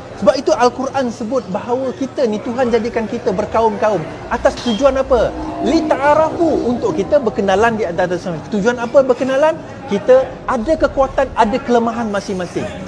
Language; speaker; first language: Malay; non-native, local second language; Chinese